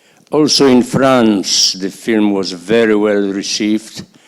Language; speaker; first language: English; non-native, fluent; Polish